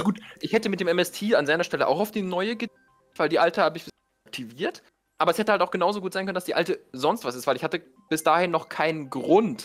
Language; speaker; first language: German; native; German